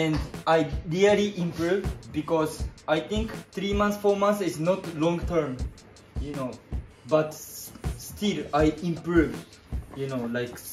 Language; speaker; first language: English; non-native, learner; Japanese